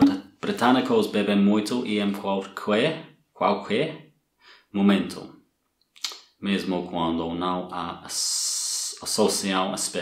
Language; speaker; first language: Portuguese; non-native, learner; English